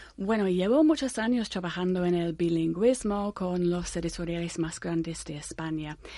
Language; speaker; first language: Spanish; non-native, fluent; English